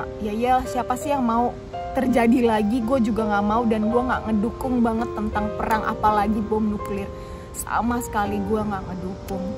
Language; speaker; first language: Indonesian; native; Indonesian